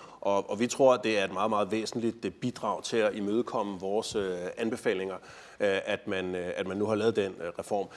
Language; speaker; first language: Danish; native; Danish